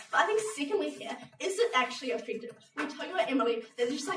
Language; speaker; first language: English; native; English